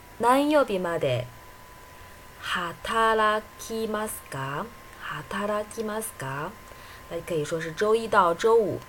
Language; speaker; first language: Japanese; non-native, fluent; Chinese